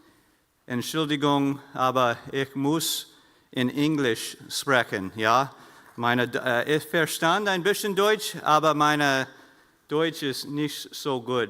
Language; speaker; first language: German; non-native, learner; English